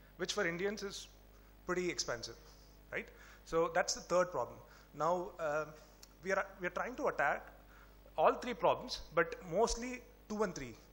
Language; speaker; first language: English; non-native, local second language; Tamil